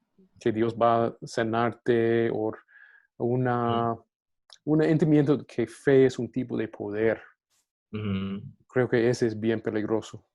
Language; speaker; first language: Spanish; non-native, fluent; English